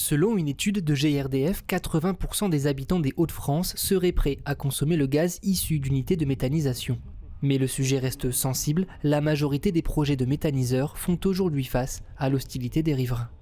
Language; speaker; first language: French; native; French